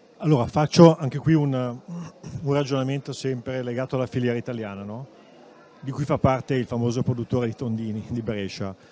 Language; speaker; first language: Italian; native; Italian